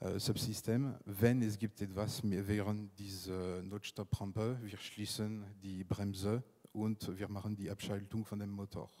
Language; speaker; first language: German; non-native, fluent; French